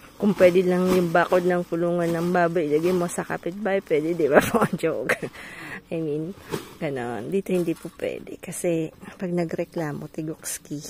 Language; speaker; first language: Filipino; non-native, local second language; Bikol